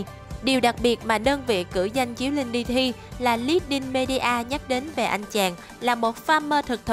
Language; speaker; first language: Vietnamese; native; Vietnamese